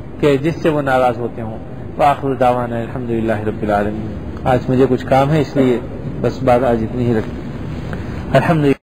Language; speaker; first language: Urdu; native; Urdu